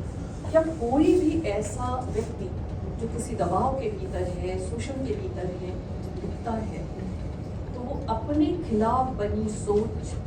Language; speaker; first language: Hindi; native; Hindi